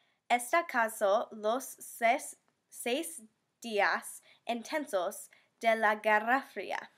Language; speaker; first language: Spanish; non-native, learner; English